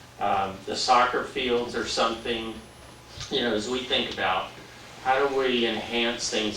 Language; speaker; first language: English; native; English